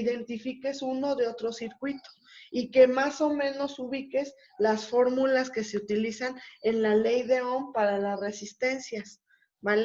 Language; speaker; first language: Spanish; native; Spanish